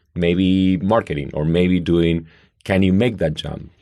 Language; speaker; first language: English; non-native, fluent; Spanish